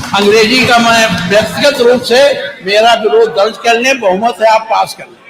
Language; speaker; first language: Hindi; native; Hindi